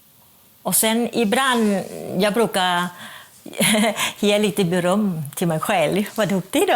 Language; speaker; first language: Swedish; non-native, fluent; Thai